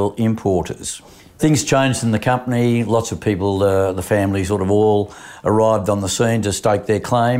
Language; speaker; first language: English; native; English